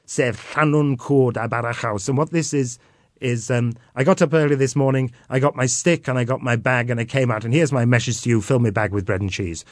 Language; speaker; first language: English; native; English